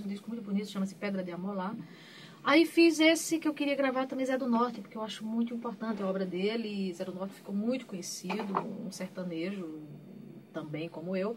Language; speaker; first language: Portuguese; native; Portuguese